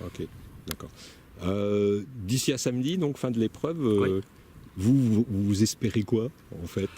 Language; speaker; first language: French; native; French